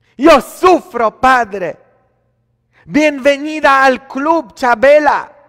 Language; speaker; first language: Spanish; non-native, fluent; Polish